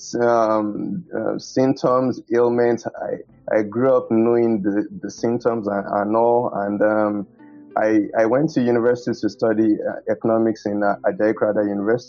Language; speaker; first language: English; non-native, local second language; Yoruba